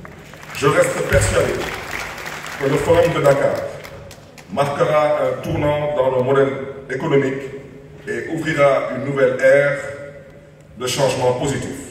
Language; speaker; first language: French; non-native, local second language; Wolof